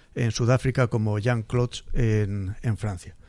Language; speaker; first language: Spanish; native; Spanish